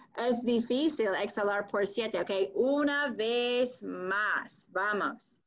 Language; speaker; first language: Spanish; non-native, fluent; English